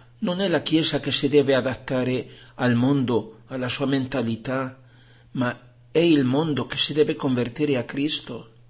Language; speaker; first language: Italian; non-native, fluent; Spanish